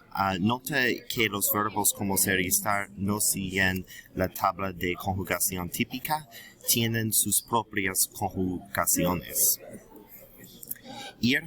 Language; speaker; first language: Spanish; non-native, learner; English